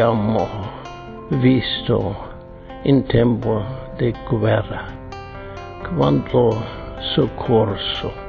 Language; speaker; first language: Italian; non-native, fluent; German